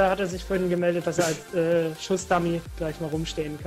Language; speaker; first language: German; native; German